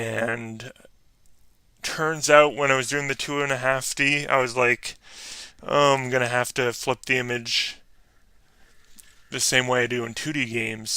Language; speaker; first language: English; native; English